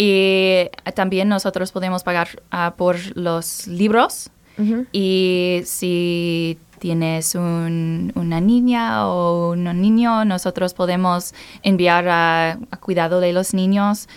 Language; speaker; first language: Spanish; non-native, learner; English